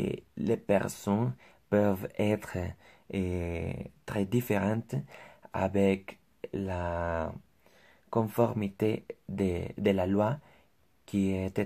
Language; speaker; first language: French; non-native, learner; Spanish